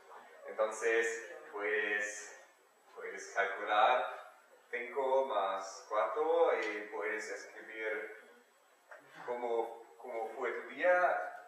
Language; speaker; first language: Spanish; non-native, learner; German